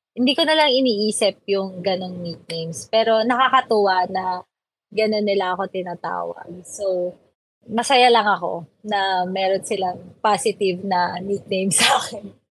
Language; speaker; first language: Filipino; native; Filipino